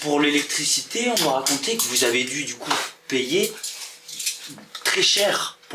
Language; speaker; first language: French; native; French